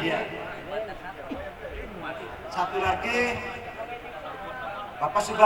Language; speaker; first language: Indonesian; non-native, local second language; Javanese